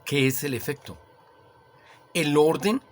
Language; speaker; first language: Spanish; native; Spanish